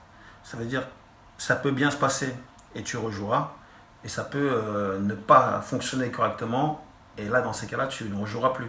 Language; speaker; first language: French; native; French